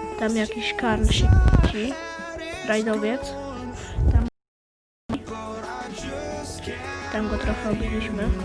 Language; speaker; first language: Polish; native; Polish